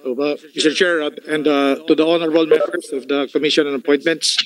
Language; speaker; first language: English; non-native, local second language; Filipino